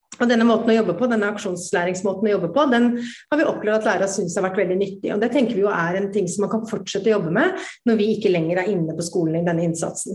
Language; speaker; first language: Norwegian; native; Norwegian